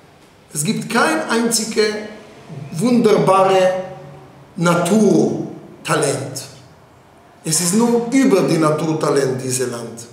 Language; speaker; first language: German; non-native, fluent; Hebrew